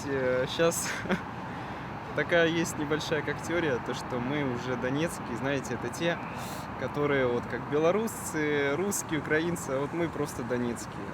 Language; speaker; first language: Russian; native; Russian